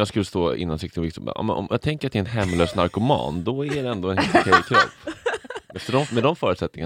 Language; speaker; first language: Swedish; native; Swedish